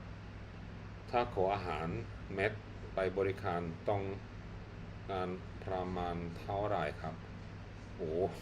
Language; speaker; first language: Thai; non-native, fluent; Swedish